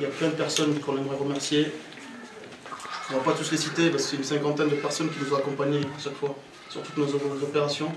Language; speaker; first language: French; early bilingual, other home language; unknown